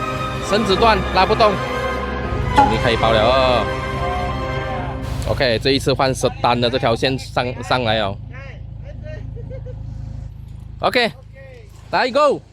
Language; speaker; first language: Chinese; native; Chinese